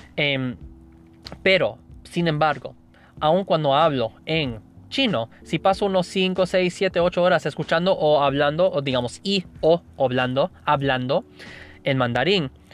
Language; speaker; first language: Spanish; non-native, fluent; English